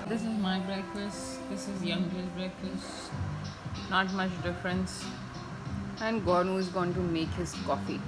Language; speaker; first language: Hindi; non-native, local second language; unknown